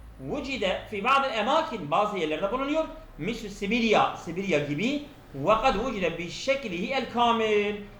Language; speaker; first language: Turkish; non-native, local second language; Kurdish